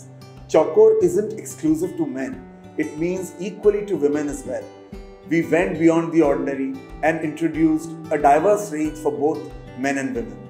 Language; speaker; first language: English; non-native, local second language; Hindi